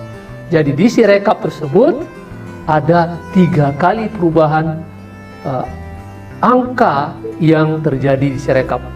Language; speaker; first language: Indonesian; native; Indonesian